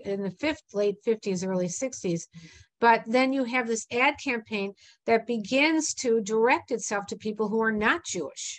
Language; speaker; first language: English; native; English